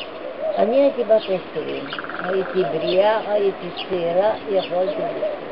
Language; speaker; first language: Hebrew; non-native, fluent; Hungarian